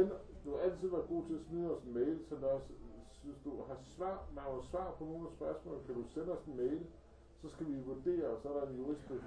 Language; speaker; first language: Danish; native; Danish